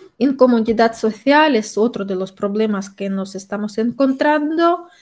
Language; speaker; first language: Spanish; non-native, fluent; Russian